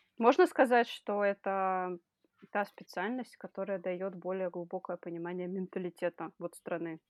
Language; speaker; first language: Russian; native; Russian